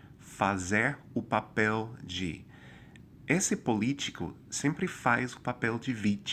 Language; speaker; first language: Portuguese; non-native, fluent; English